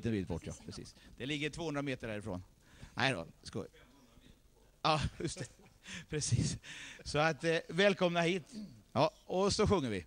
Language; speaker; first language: Swedish; native; Swedish